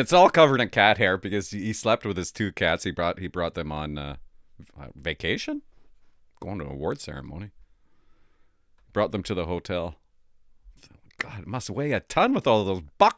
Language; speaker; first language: English; native; English